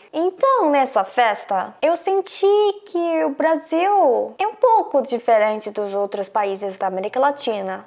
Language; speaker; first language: Portuguese; non-native, fluent; Korean